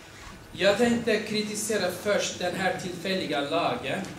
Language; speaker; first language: Swedish; non-native, fluent; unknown